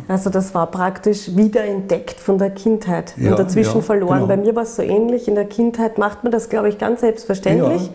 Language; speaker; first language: German; native; German